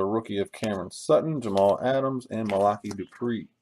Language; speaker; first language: English; native; English